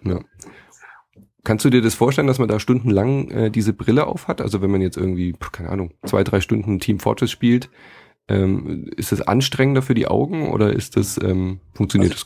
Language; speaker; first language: German; native; German